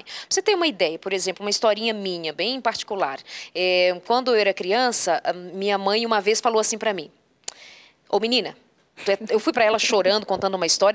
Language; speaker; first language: Portuguese; native; Portuguese